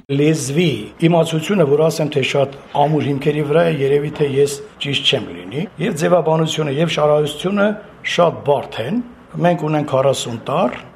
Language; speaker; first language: Armenian; non-native, local second language; Kurdish